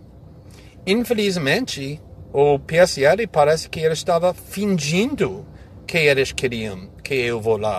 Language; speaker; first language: Portuguese; non-native, fluent; English